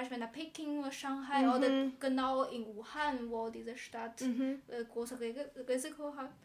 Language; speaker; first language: German; non-native, learner; Chinese